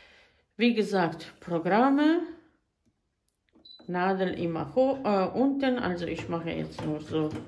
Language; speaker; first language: German; non-native, fluent; Bosnian